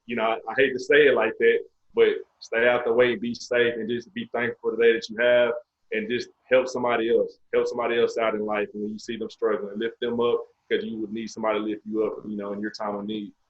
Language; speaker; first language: English; native; English